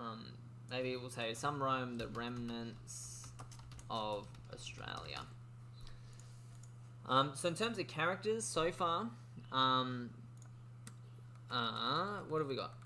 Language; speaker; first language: English; native; English